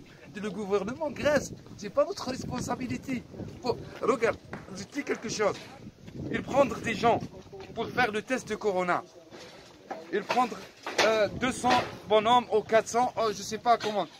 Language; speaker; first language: French; non-native, fluent; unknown